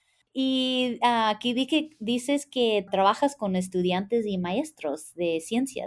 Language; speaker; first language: Spanish; early bilingual, heritage; English